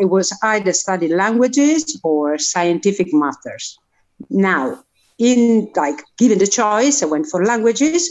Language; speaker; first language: English; non-native, fluent; Italian